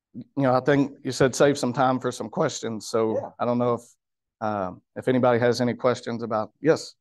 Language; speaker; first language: English; native; English